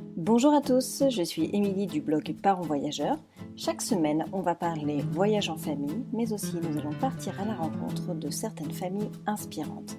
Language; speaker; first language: French; native; French